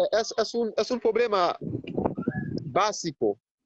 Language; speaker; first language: Spanish; non-native, fluent; Haitian Creole